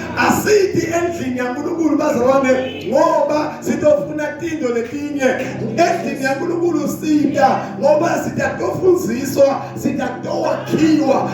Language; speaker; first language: Zulu; non-native, local second language; Swati